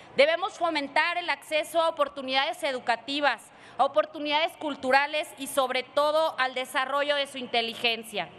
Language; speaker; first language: Spanish; native; Spanish